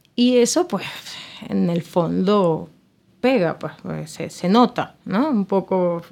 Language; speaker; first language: Spanish; native; Spanish